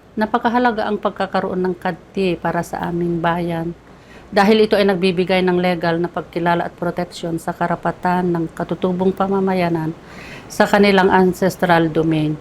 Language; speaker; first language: Filipino; non-native, local second language; Iloko